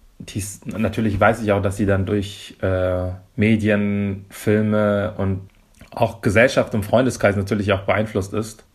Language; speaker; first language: German; early bilingual, other home language; Persian